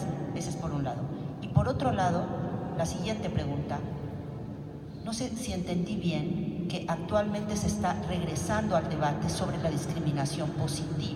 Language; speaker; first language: Spanish; native; Spanish